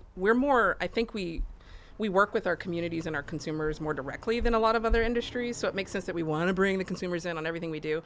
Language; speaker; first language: English; native; English